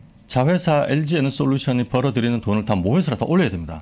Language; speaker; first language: Korean; native; Korean